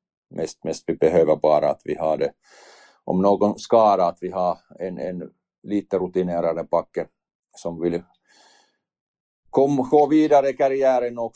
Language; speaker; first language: Swedish; non-native, learner; Finnish